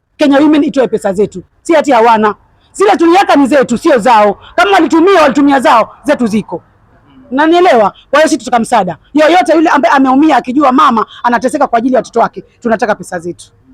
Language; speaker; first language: Swahili; native; Swahili